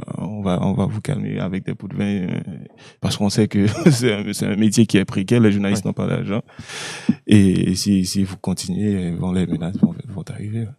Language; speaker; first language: French; non-native, local second language; Haitian Creole